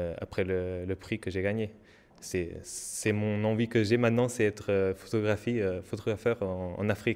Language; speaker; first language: French; non-native, learner; Portuguese